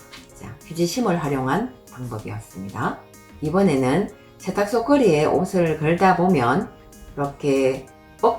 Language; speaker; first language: Korean; native; Korean